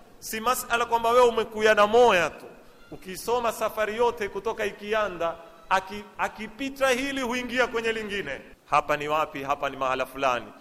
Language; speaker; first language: Swahili; native; Swahili